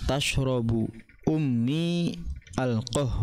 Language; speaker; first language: Arabic; non-native, learner; Indonesian